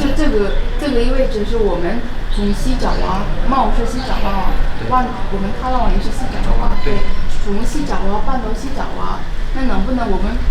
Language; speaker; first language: Chinese; non-native, fluent; Indonesian